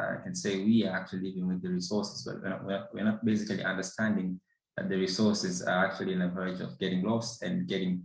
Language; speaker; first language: English; non-native, local second language; Swahili